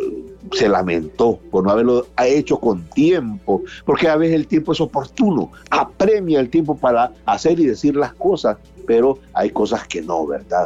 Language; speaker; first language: Spanish; native; Spanish